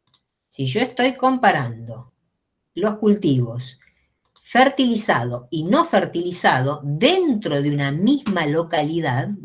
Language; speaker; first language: Spanish; native; Spanish